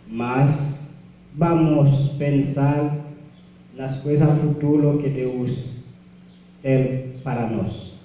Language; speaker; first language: Portuguese; non-native, learner; Haitian Creole